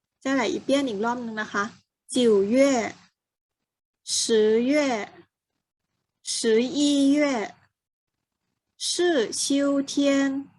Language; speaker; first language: Chinese; non-native, fluent; Thai